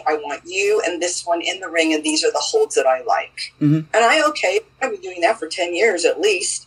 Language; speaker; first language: English; native; English